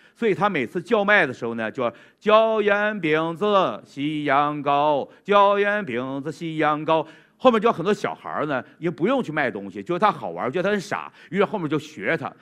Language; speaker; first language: Chinese; native; Chinese